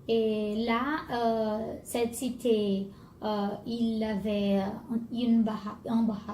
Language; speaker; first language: French; non-native, learner; Portuguese